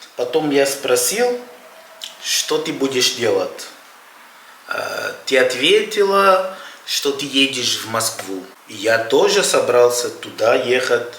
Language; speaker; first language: Russian; non-native, fluent; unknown